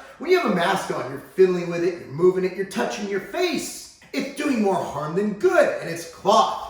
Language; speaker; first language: English; native; English